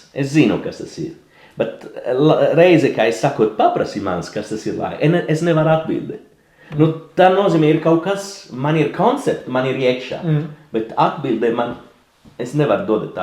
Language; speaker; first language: Latvian; non-native, learner; Italian